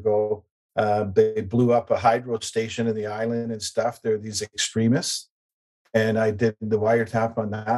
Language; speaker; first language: English; native; English